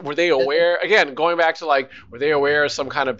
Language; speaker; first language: English; native; English